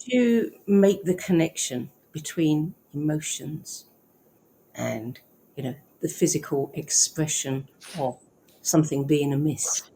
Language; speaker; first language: English; native; English